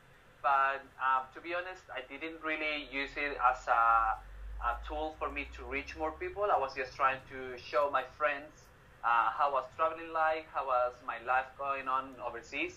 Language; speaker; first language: English; non-native, fluent; Spanish